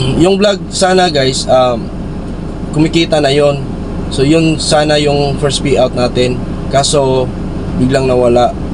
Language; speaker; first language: Filipino; non-native, local second language; Cebuano